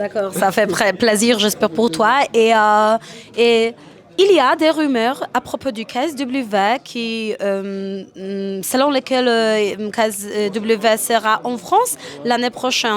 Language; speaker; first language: French; non-native, learner; Polish